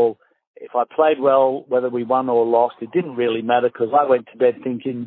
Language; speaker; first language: English; native; English